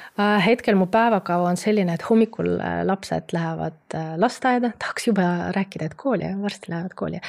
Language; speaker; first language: Estonian; non-native, local second language; Russian